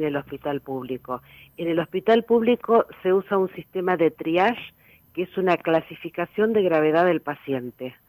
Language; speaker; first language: Spanish; native; Spanish